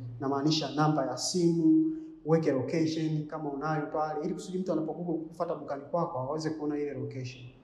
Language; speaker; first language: Swahili; native; Swahili